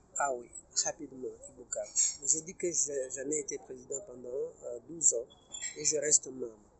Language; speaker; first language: French; non-native, local second language; Kinyarwanda